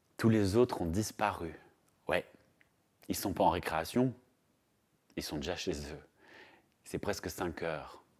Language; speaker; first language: French; native; French